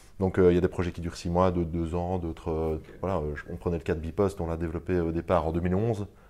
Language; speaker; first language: French; native; French